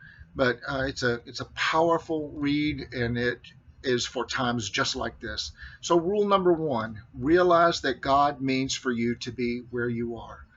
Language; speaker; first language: English; native; English